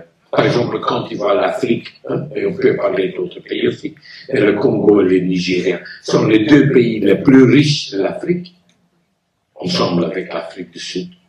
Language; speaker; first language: French; non-native, local second language; Dutch